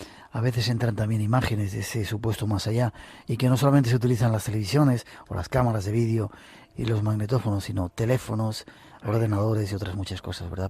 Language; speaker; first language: Spanish; native; Spanish